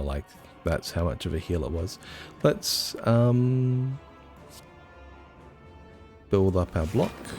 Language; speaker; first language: English; native; English